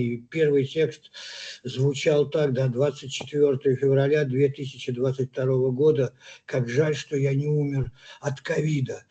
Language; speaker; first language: Russian; native; Russian